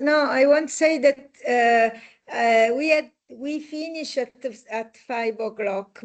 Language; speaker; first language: English; non-native, fluent; Italian